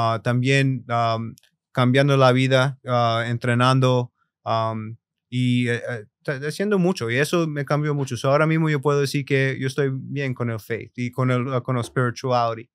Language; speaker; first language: Spanish; early bilingual, other home language; English